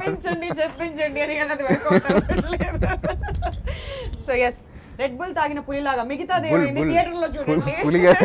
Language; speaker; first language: Telugu; native; Telugu